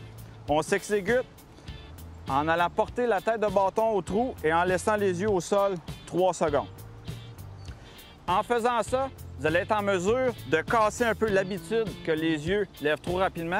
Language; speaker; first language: French; native; French